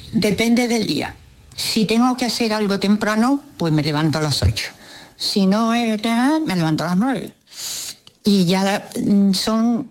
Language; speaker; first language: Spanish; early bilingual, other home language; Russian